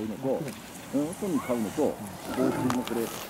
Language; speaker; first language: Japanese; native; Japanese